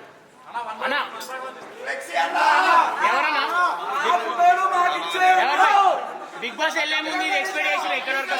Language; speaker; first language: Telugu; native; Telugu